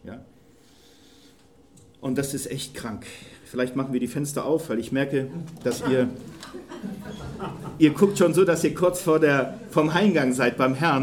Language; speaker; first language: German; native; German